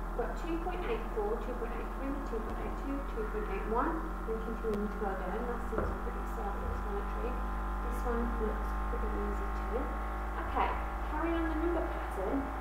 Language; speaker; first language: English; native; English